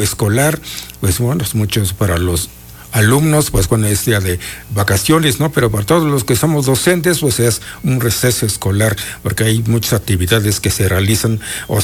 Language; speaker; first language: Spanish; non-native, local second language; Mixtepec Mixtec